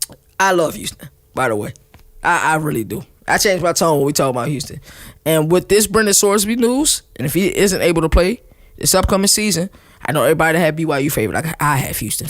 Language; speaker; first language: English; native; English